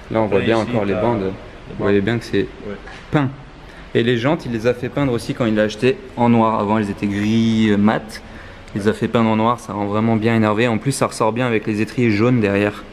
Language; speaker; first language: French; native; French